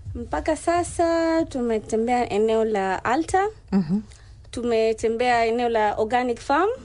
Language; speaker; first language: Swahili; native; Swahili